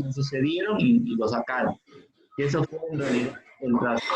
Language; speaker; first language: Spanish; native; Spanish